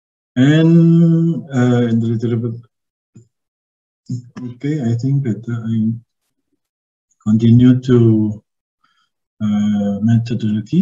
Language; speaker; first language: English; non-native, learner; Indonesian